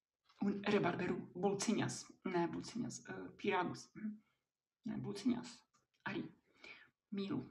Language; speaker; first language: Latvian; non-native, fluent; Czech